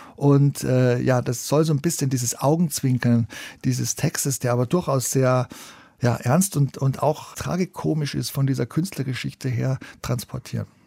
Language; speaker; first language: German; native; German